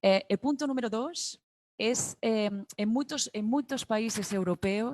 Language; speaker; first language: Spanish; non-native, fluent; Portuguese